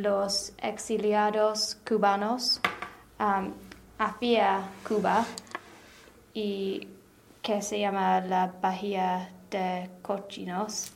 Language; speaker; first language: Spanish; non-native, learner; English